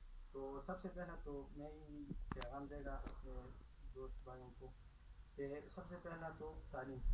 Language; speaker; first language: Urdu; non-native, local second language; Pashto